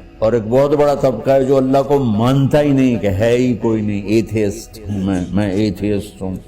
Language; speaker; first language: Urdu; non-native, local second language; Punjabi